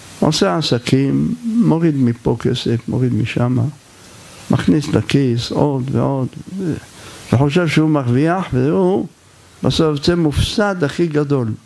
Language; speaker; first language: Hebrew; native; Hebrew